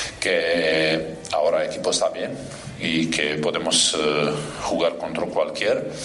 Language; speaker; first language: Spanish; non-native, fluent; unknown